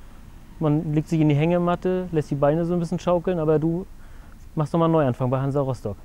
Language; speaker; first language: German; native; German